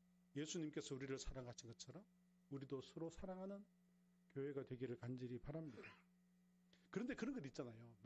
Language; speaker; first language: Korean; native; Korean